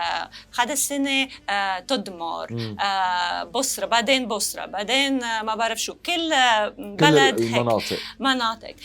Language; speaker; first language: Arabic; non-native, learner; Russian